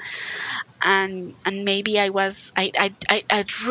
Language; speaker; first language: English; non-native, fluent; Spanish